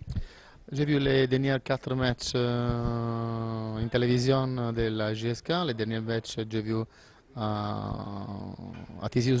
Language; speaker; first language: French; non-native, learner; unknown